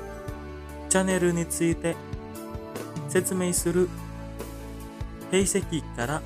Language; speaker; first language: Japanese; non-native, fluent; Indonesian